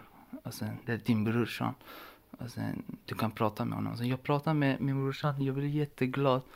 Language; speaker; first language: Swedish; non-native, learner; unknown